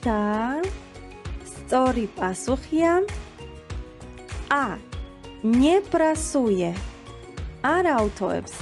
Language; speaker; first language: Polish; non-native, fluent; Georgian